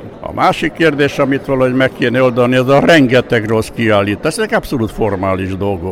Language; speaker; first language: Hungarian; native; Hungarian